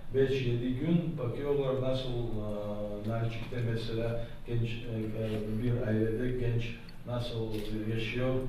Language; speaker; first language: Turkish; non-native, learner; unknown